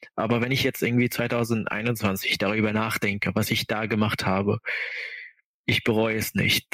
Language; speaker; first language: German; non-native, fluent; Arabic